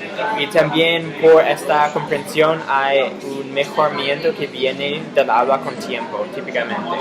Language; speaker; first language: Spanish; non-native, fluent; English